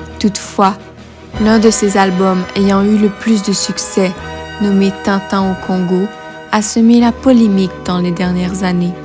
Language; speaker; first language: French; native; French